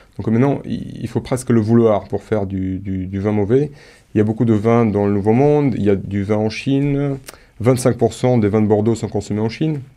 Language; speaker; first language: French; non-native, fluent; Romanian